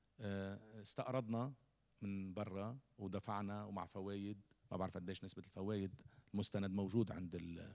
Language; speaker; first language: Arabic; native; Arabic